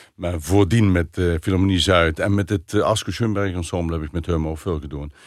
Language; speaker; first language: Dutch; native; Dutch